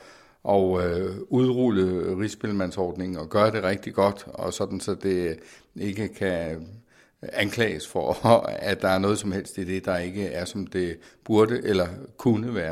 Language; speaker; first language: Danish; native; Danish